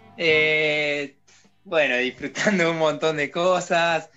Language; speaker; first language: Spanish; native; Spanish